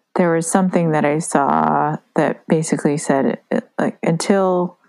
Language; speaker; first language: English; native; English